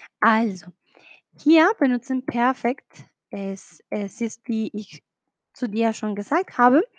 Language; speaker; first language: German; non-native, learner; Spanish